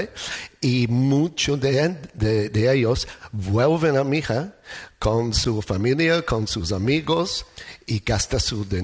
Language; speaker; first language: Spanish; non-native, learner; English